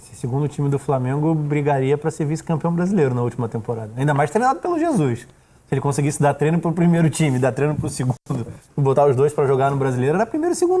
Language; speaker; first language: Portuguese; native; Portuguese